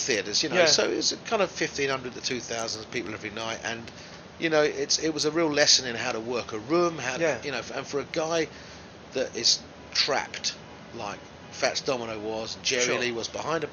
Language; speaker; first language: English; native; English